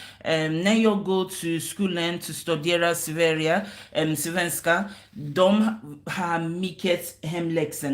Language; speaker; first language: Swedish; non-native, learner; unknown